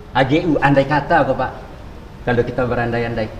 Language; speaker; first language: Indonesian; non-native, local second language; Minangkabau